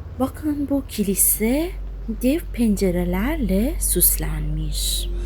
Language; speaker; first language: Turkish; non-native, fluent; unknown